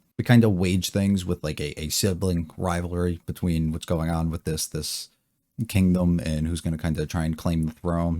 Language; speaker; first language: English; native; English